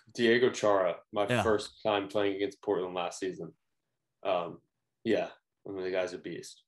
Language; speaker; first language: English; native; English